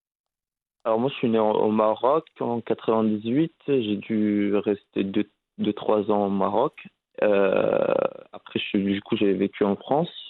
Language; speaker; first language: French; early bilingual, other home language; Arabic